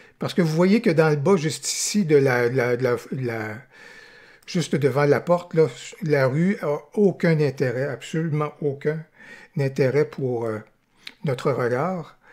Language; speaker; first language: French; native; French